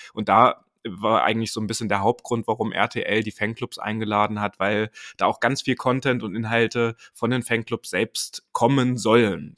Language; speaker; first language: German; native; German